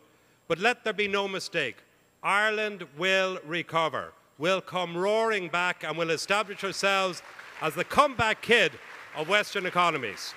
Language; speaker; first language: English; native; English